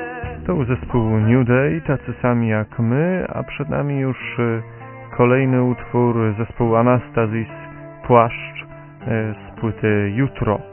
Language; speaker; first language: Polish; native; Polish